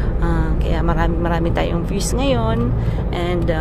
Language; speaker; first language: Filipino; native; Filipino